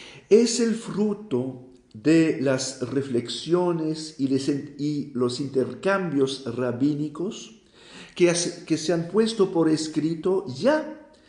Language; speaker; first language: Spanish; non-native, fluent; French